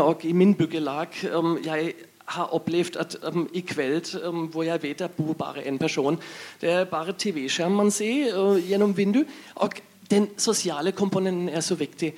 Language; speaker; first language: Norwegian; non-native, learner; German